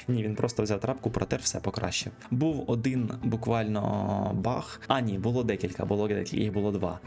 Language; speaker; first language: Ukrainian; native; Ukrainian